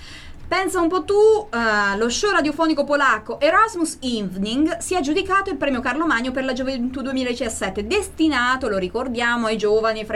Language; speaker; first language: Italian; native; Italian